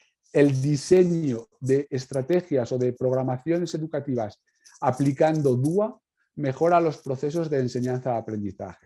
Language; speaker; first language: Spanish; native; Spanish